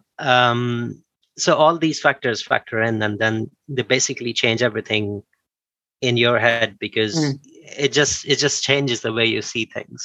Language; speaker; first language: English; non-native, local second language; Urdu